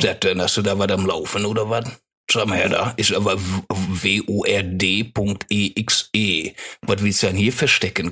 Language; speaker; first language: German; native; German